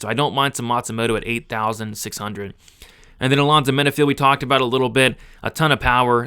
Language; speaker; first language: English; native; English